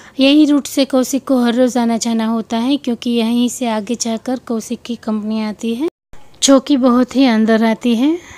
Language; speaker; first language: Hindi; non-native, local second language; Gujarati